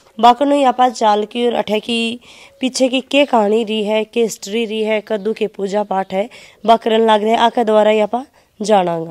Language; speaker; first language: Hindi; native; Hindi